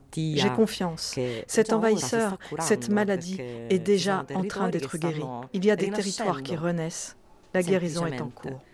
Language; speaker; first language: French; non-native, fluent; Sicilian